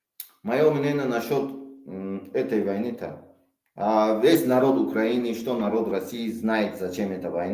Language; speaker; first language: Russian; non-native, local second language; Tajik